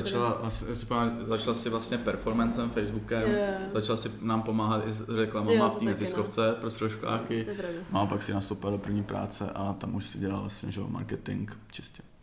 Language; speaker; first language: Czech; native; Czech